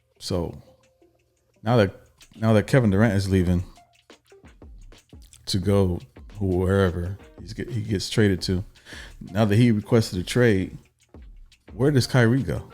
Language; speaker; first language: English; native; English